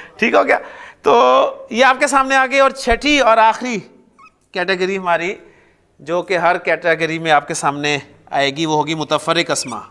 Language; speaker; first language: Urdu; native; Urdu